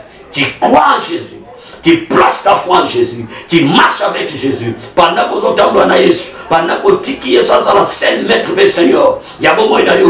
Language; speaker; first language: French; non-native, local second language; Lingala